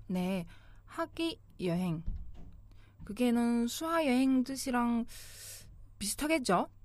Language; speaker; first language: Korean; non-native, fluent; Chinese